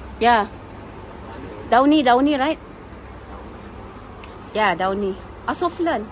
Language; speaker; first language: English; non-native, learner; Filipino